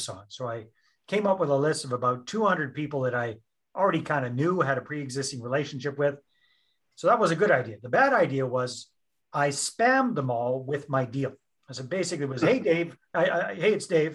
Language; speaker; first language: English; native; English